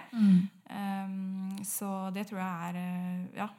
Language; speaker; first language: Norwegian; native; Norwegian